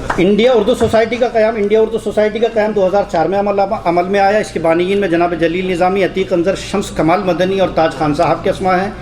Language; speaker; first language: Urdu; native; Urdu